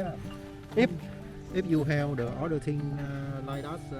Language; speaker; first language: English; non-native, learner; Vietnamese